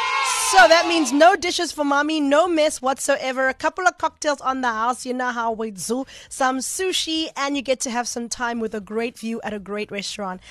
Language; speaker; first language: English; native; English